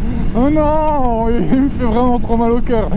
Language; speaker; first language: French; native; French